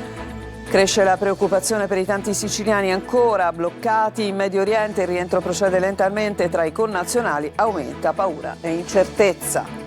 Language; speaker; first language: Italian; native; Italian